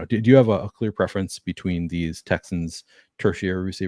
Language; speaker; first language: English; native; English